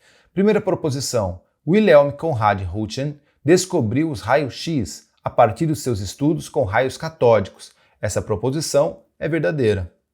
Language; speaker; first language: Portuguese; native; Portuguese